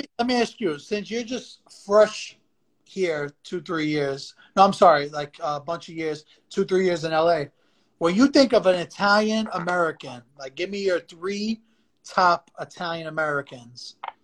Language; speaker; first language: English; early bilingual, other home language; Italian